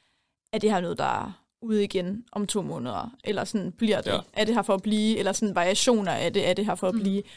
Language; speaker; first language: Danish; native; Danish